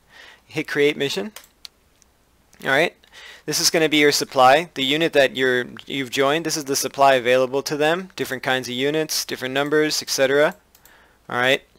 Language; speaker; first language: English; native; English